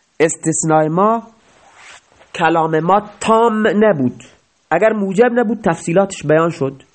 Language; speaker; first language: Persian; non-native, local second language; Baluchi